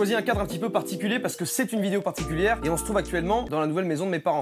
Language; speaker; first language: French; native; French